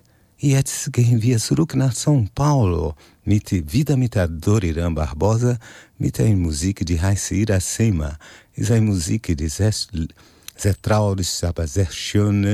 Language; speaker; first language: German; non-native, fluent; Portuguese